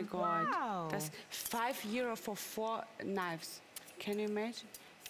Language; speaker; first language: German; non-native, learner; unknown